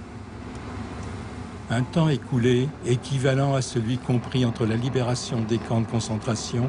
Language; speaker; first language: French; native; French